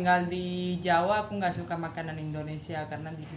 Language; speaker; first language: Indonesian; non-native, fluent; Spanish